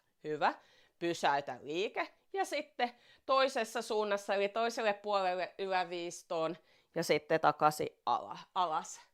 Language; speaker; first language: Finnish; native; Finnish